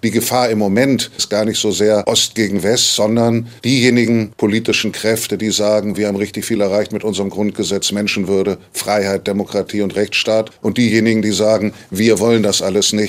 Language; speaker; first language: German; native; German